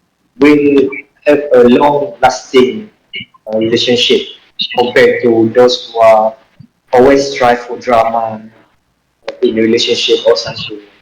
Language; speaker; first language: English; non-native, fluent; Malay